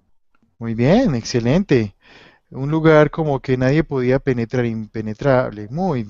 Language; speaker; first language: Spanish; native; Spanish